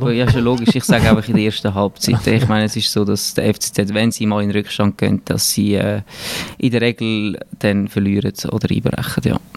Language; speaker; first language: German; native; German